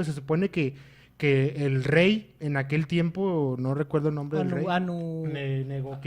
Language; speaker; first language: Spanish; native; Spanish